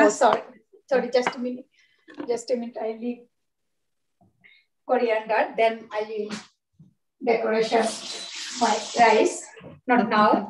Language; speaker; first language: English; non-native, learner; Bangla